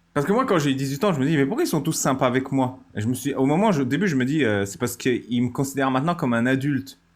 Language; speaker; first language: French; native; French